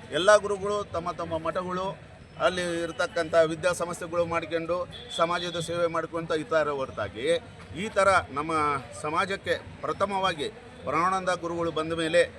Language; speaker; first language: Kannada; native; Kannada